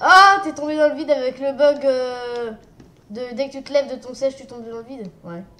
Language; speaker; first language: French; native; French